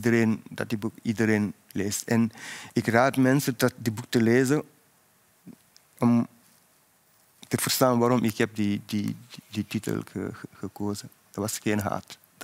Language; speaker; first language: Dutch; non-native, fluent; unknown